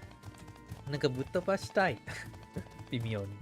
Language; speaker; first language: Japanese; non-native, fluent; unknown